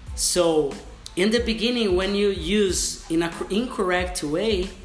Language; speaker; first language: English; non-native, fluent; Portuguese